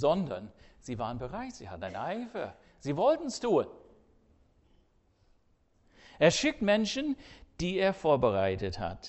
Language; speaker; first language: German; non-native, fluent; English